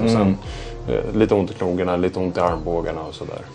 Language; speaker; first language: Swedish; native; Swedish